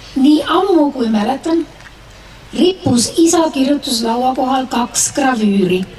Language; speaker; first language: Estonian; early bilingual, heritage; Estonian